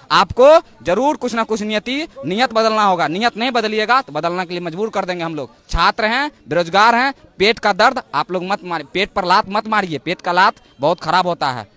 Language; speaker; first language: Hindi; native; Hindi